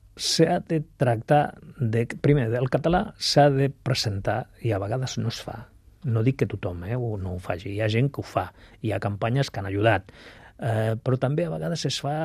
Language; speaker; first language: Catalan; non-native, local second language; Spanish